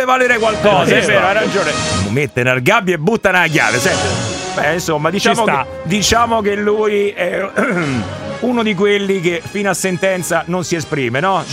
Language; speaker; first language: Italian; native; Italian